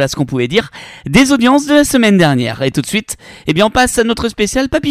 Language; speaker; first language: French; native; French